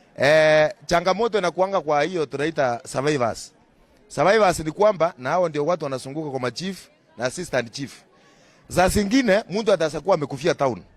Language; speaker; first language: Swahili; non-native, local second language; Gusii